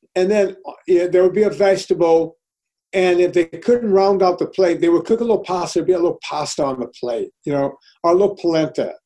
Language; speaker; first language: English; early bilingual, other home language; Italian